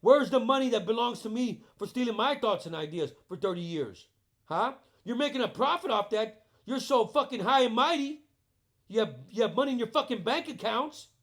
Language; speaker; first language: English; native; English